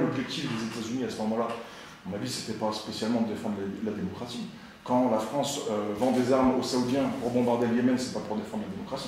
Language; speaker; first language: French; native; French